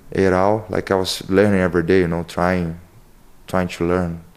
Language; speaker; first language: English; non-native, learner; Portuguese